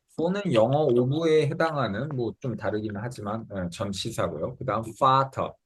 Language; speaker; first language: Korean; native; Korean